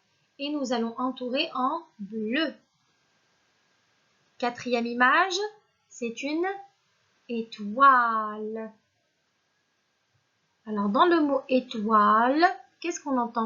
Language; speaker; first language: French; non-native, local second language; Arabic